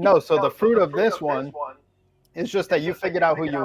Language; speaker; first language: English; native; English